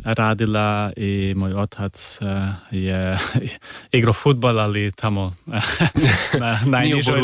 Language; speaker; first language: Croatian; early bilingual, heritage; Serbian